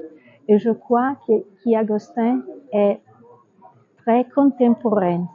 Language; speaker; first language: French; non-native, fluent; Italian